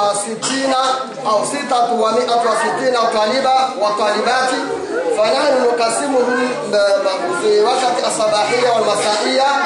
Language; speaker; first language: Arabic; non-native, local second language; Comorian